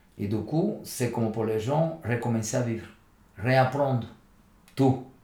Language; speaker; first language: French; non-native, fluent; Spanish